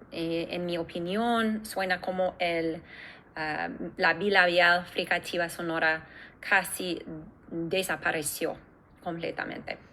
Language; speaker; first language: Spanish; non-native, fluent; English